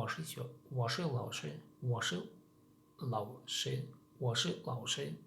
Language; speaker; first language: Chinese; non-native, learner; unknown